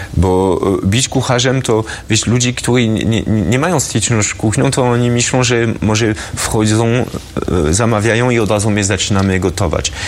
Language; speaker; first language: Polish; non-native, fluent; French